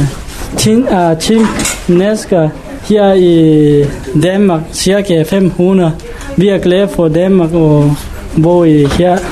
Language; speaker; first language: Danish; non-native, learner; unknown